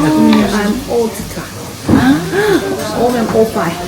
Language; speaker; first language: English; non-native, learner; Chinese